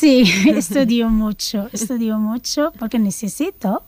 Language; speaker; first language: Spanish; non-native, learner; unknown